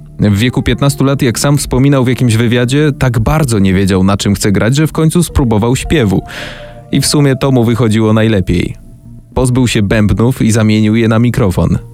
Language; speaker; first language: Polish; native; Polish